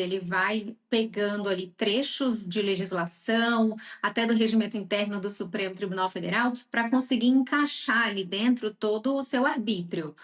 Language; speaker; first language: Portuguese; native; Portuguese